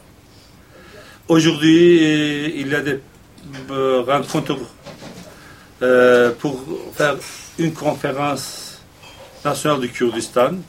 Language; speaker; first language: French; non-native, fluent; Kurdish